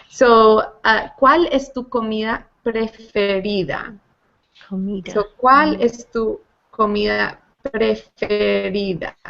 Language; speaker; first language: Spanish; non-native, fluent; English